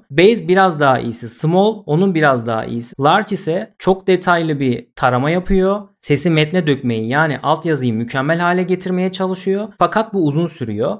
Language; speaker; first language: Turkish; native; Turkish